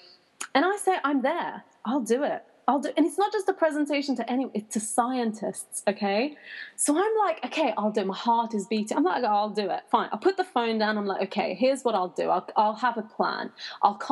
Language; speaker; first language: English; non-native, fluent; Persian